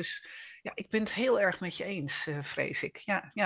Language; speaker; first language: Dutch; native; Dutch